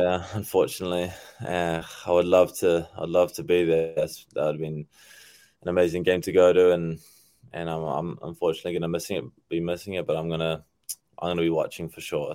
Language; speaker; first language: English; native; English